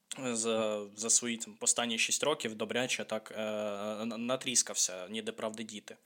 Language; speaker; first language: Ukrainian; native; Ukrainian